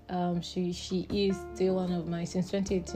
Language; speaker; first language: English; non-native, local second language; Igbo